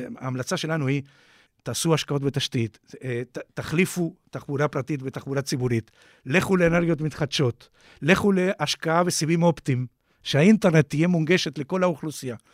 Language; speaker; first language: Hebrew; non-native, fluent; Spanish